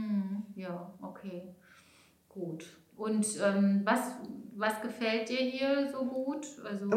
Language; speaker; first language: German; native; German